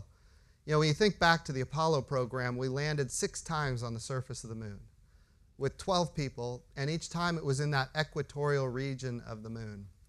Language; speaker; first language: English; native; English